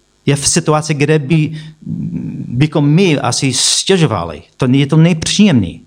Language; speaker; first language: Czech; non-native, fluent; English